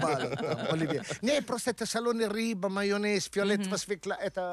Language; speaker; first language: Russian; non-native, learner; Italian